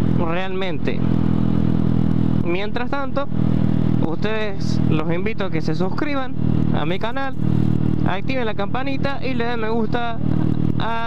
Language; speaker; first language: Spanish; native; Spanish